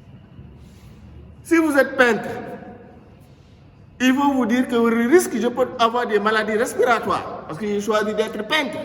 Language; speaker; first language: French; non-native, local second language; Wolof